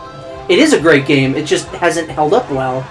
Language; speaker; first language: English; native; English